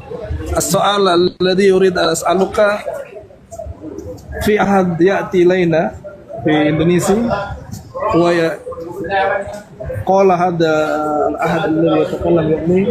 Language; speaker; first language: Arabic; non-native, learner; Indonesian